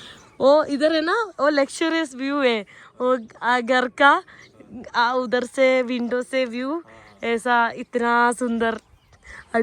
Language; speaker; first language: Hindi; non-native, local second language; Malayalam